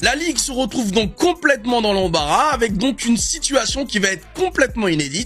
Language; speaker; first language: French; native; French